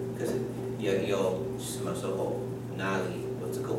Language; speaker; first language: Chinese; non-native, fluent; English